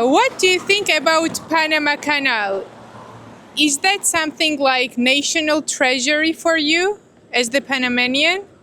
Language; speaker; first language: English; non-native, learner; Georgian